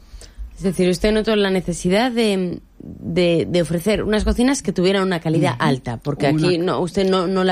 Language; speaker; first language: Spanish; native; Spanish